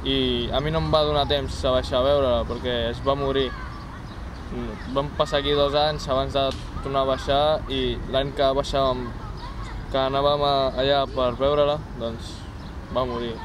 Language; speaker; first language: Catalan; early bilingual, other home language; Arabic